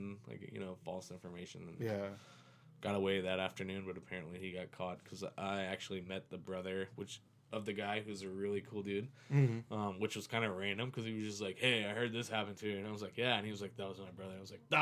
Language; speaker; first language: English; native; English